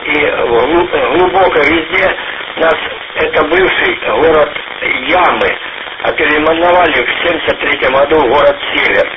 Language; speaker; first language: Russian; native; Russian